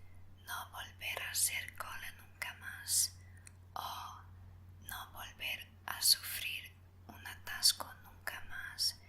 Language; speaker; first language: Spanish; non-native, fluent; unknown